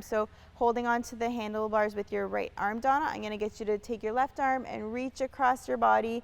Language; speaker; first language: English; native; English